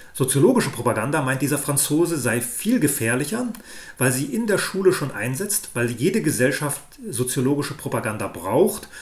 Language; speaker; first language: German; native; German